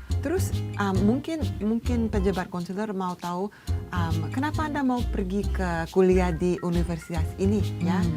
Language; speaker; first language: Indonesian; non-native, learner; English